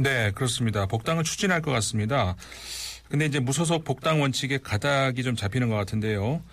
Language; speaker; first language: Korean; native; Korean